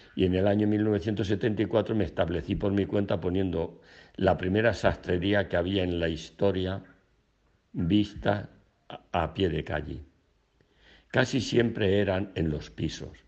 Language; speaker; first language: Spanish; native; Spanish